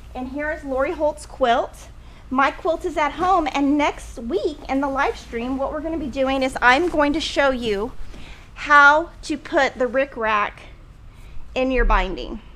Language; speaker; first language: English; native; English